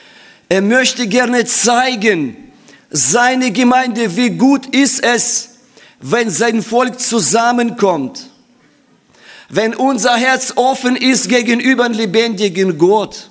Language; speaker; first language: German; non-native, fluent; Russian